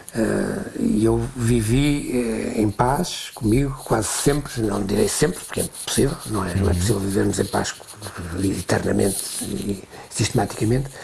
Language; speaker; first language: Portuguese; native; Portuguese